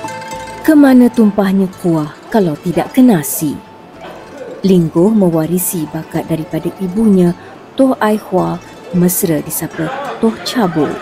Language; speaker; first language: Malay; native; Malay